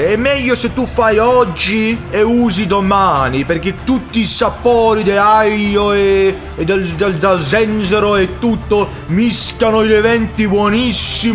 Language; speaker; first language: Italian; non-native, learner; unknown